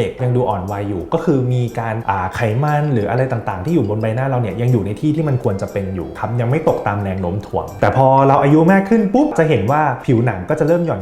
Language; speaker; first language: Thai; native; Thai